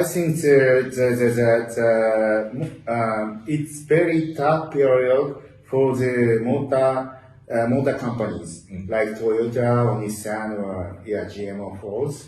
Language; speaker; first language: English; non-native, learner; Japanese